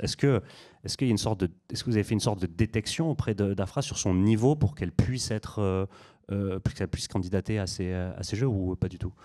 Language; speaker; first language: French; native; French